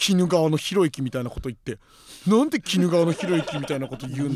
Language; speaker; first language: Japanese; native; Japanese